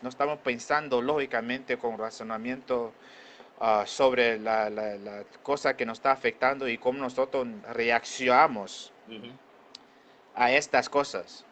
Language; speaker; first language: Spanish; non-native, local second language; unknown